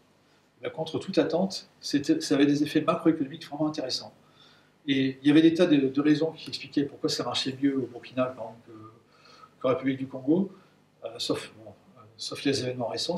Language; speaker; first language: French; native; French